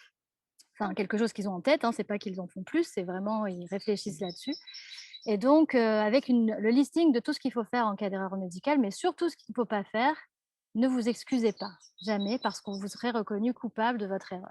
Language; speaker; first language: French; native; French